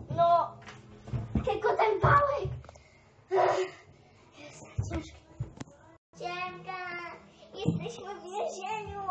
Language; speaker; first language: Polish; early bilingual, heritage; Polish